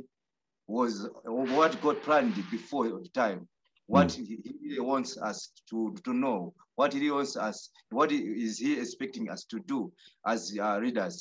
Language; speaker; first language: English; non-native, local second language; Nyanja